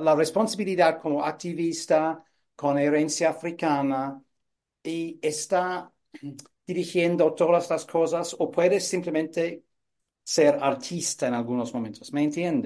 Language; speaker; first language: Spanish; non-native, fluent; English